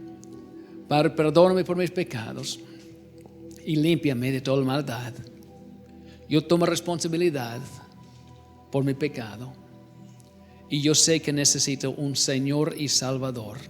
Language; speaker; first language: Spanish; non-native, learner; English